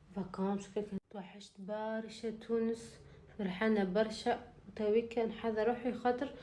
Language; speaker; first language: Arabic; early bilingual, other home language; French